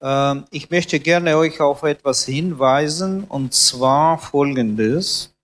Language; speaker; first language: German; non-native, fluent; Russian